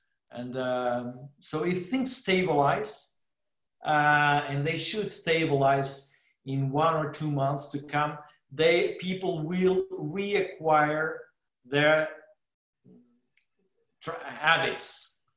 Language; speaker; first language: English; non-native, fluent; Portuguese